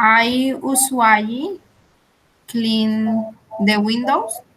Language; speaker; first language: English; non-native, learner; Spanish